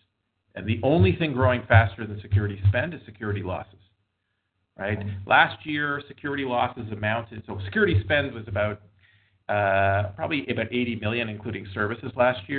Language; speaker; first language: English; native; English